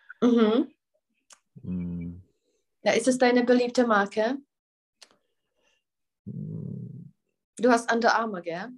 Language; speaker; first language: German; non-native, fluent; Czech